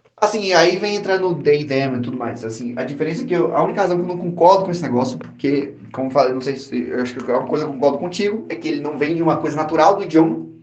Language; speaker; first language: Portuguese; native; Portuguese